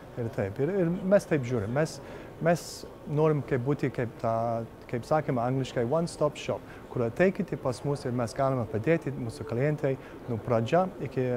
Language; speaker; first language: Lithuanian; early bilingual, heritage; Lithuanian